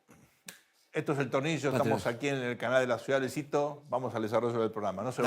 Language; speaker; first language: Spanish; native; Spanish